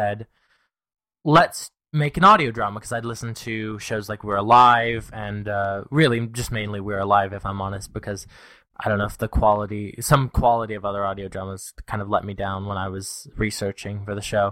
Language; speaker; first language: English; native; English